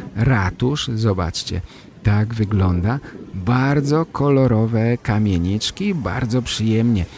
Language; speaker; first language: Polish; native; Polish